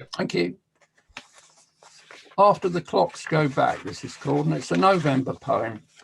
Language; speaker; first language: English; native; English